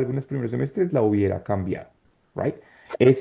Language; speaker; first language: Spanish; native; Spanish